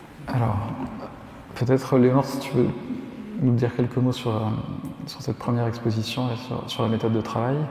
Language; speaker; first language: French; native; French